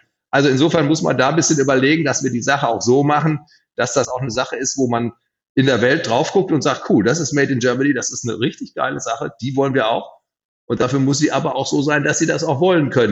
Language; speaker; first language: German; native; German